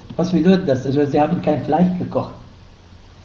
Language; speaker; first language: German; non-native, fluent; Arabic